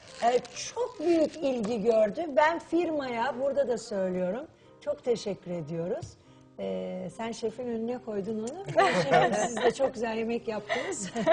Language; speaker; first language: Turkish; native; Turkish